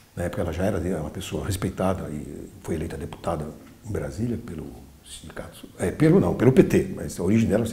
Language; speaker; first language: Portuguese; early bilingual, other home language; Polish